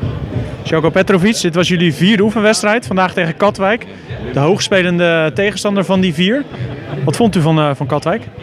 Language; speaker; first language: Dutch; native; Dutch